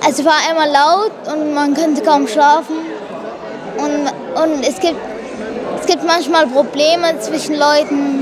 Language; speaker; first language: German; early bilingual, other home language; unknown